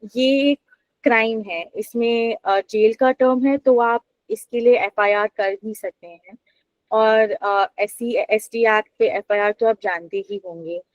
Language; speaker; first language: Hindi; native; Hindi